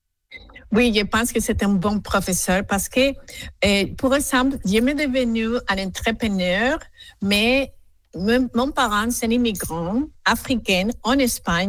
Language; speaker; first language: French; non-native, fluent; Spanish